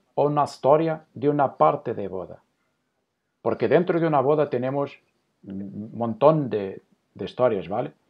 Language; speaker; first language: Spanish; non-native, learner; Portuguese